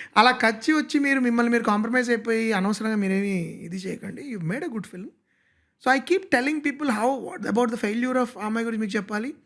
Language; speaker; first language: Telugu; native; Telugu